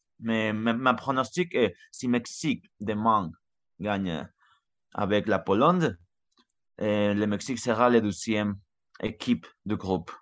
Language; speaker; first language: French; non-native, learner; Spanish